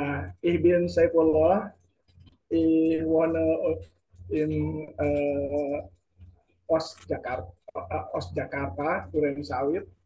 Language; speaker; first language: German; non-native, learner; Indonesian